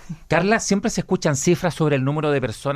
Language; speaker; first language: Spanish; native; Spanish